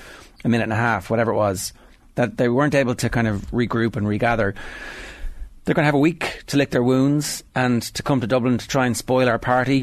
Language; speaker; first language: English; native; English